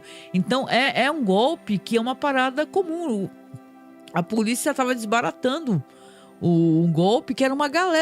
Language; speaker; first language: Portuguese; native; Portuguese